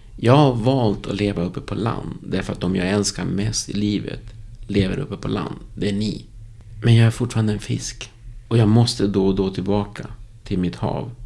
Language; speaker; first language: Swedish; early bilingual, other home language; Spanish